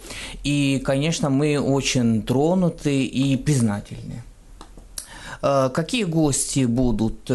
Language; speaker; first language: Russian; non-native, fluent; French